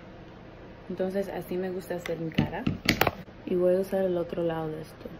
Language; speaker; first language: Spanish; early bilingual, heritage; Spanish